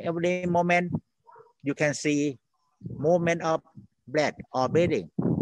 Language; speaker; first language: English; non-native, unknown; Thai